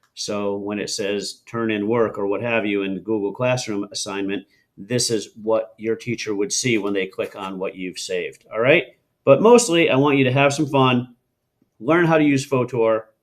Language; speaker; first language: English; native; English